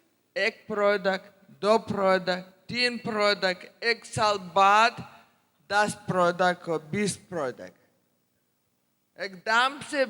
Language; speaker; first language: Hindi; non-native, learner; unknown